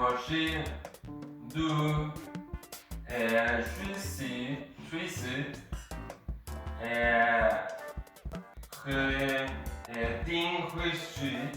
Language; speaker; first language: Chinese; non-native, learner; Spanish